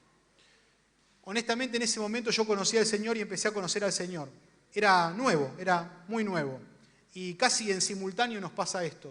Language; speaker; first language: Spanish; native; Spanish